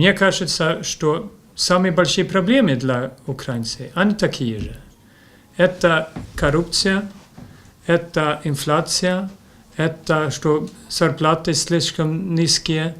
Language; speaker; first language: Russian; non-native, fluent; Swedish